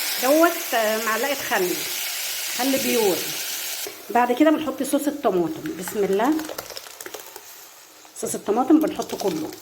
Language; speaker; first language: Arabic; native; Arabic